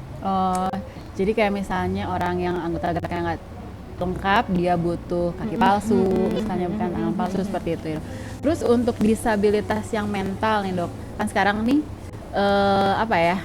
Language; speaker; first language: Indonesian; native; Indonesian